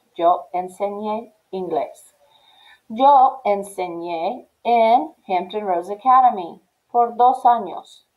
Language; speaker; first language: Spanish; non-native, fluent; English